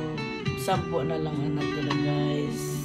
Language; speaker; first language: Filipino; non-native, local second language; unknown